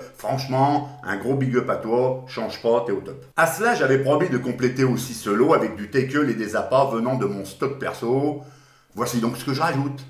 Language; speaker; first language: French; native; French